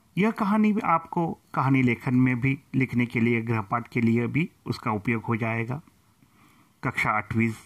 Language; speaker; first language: Hindi; non-native, local second language; Marathi